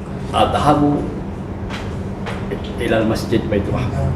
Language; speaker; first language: Arabic; non-native, learner; Indonesian